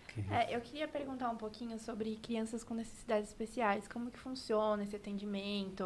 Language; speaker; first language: Portuguese; native; Portuguese